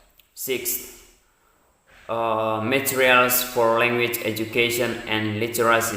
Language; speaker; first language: English; non-native, learner; Indonesian